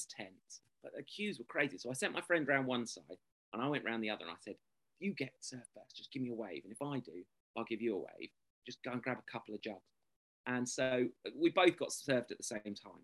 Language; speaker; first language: English; native; English